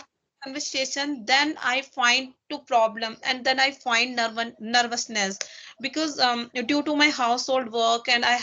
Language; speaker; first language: English; non-native, learner; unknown